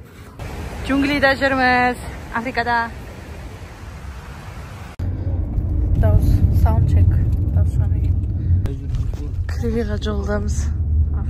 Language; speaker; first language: Kazakh; native; Kazakh